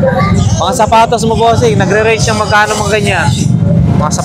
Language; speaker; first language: Filipino; native; Filipino